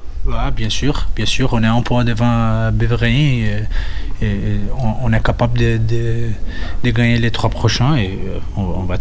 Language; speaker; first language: French; non-native, fluent; Portuguese